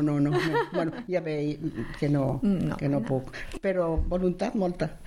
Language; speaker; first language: Catalan; non-native, local second language; Spanish